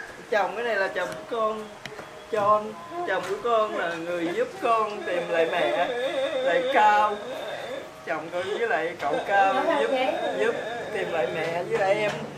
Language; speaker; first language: Vietnamese; native; Vietnamese